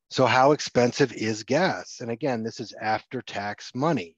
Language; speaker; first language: English; native; English